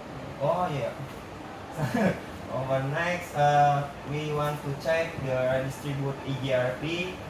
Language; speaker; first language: English; non-native, learner; Indonesian